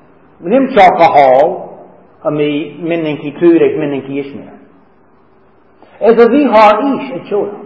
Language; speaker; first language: Hungarian; non-native, fluent; English